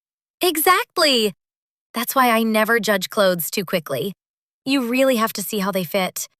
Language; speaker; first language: English; native; English